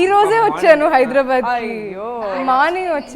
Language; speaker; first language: Telugu; non-native, fluent; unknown